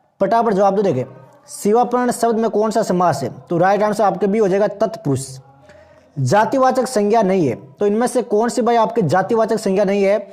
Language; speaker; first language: Hindi; native; Hindi